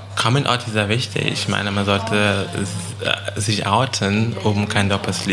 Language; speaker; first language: German; non-native, fluent; French